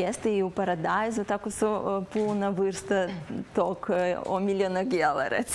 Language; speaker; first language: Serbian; non-native, learner; Azerbaijani